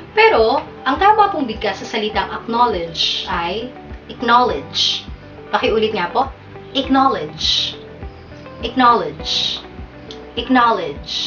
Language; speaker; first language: Filipino; native; Filipino